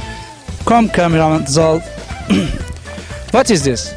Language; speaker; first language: English; non-native, learner; Turkish